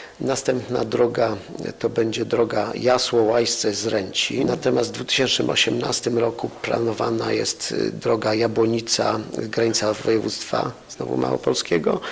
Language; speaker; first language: Polish; native; Polish